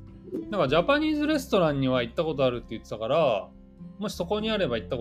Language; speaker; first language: Japanese; native; Japanese